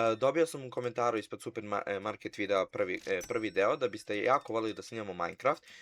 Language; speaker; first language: Bosnian; early bilingual, heritage; Bosnian